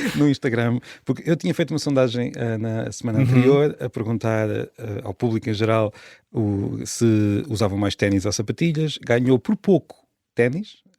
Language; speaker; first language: Portuguese; native; Portuguese